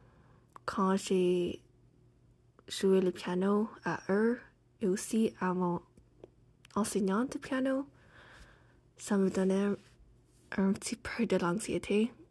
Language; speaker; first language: French; non-native, fluent; English